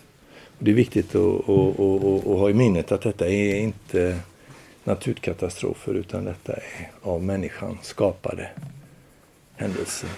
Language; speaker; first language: Swedish; native; Swedish